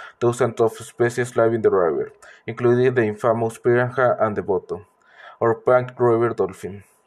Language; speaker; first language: English; non-native, learner; Spanish